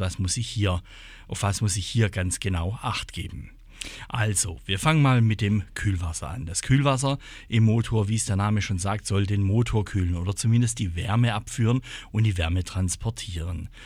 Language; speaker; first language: German; native; German